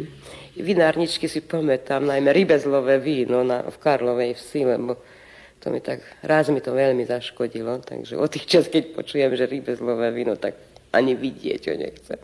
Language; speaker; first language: Slovak; early bilingual, heritage; Slovak